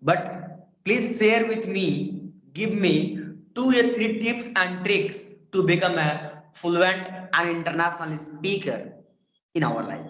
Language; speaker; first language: English; non-native, learner; Bhojpuri